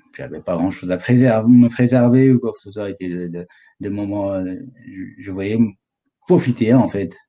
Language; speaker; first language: French; non-native, fluent; Nepali